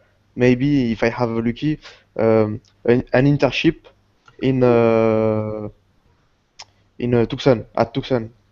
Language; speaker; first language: English; non-native, learner; Portuguese